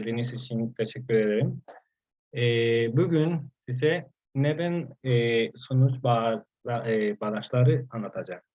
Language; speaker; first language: Turkish; non-native, learner; Spanish